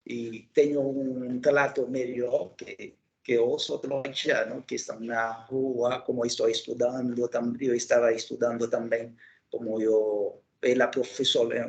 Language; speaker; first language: Portuguese; non-native, local second language; Haitian Creole